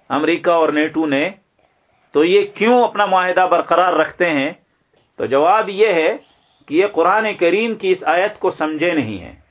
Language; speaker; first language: Urdu; non-native, local second language; Pashto